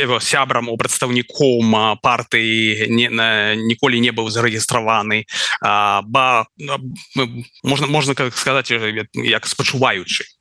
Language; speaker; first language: Belarusian; non-native, local second language; Russian